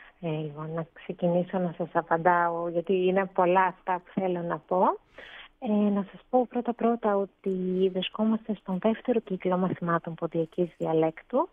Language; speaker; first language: Greek; early bilingual, other home language; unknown